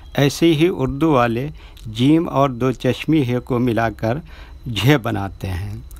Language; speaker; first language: Hindi; native; Hindi